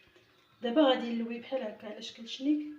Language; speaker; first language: Arabic; native; Arabic